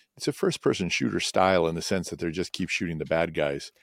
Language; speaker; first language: English; native; English